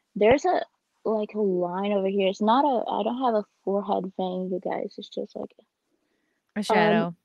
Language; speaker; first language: English; non-native, fluent; Portuguese